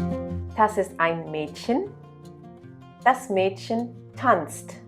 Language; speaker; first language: German; non-native, fluent; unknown